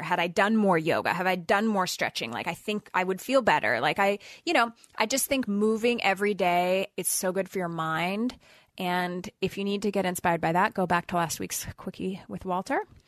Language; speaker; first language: English; native; English